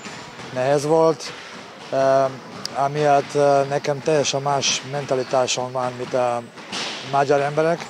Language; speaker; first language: Hungarian; non-native, learner; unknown